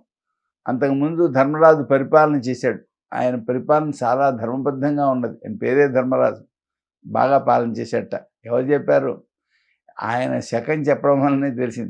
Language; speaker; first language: Telugu; native; Telugu